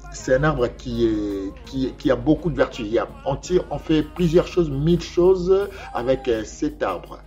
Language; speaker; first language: French; non-native, local second language; Lingala